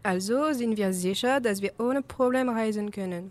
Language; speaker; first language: German; non-native, learner; French